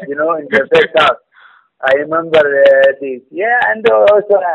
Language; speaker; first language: English; non-native, learner; Arabic